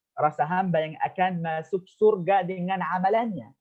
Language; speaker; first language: Indonesian; non-native, fluent; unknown